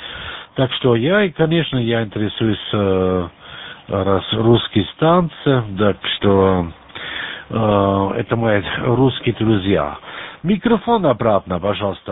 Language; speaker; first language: Russian; non-native, learner; German